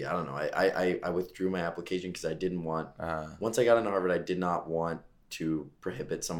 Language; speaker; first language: English; native; English